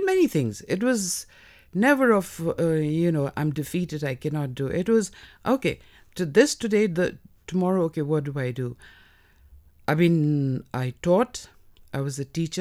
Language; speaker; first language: English; non-native, local second language; Nepali